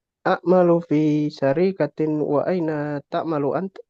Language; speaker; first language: Arabic; non-native, learner; Indonesian